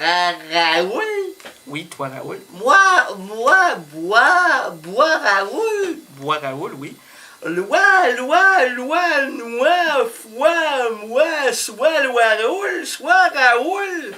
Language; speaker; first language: French; native; French